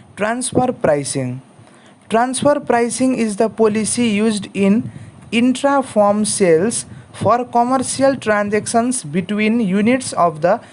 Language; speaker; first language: English; non-native, local second language; Nepali